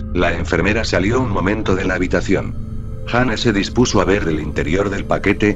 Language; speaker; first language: Spanish; native; Spanish